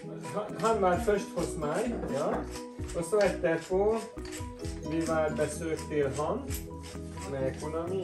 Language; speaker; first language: Norwegian; non-native, fluent; Hungarian